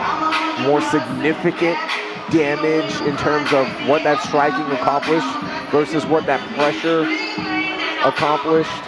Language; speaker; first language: English; native; English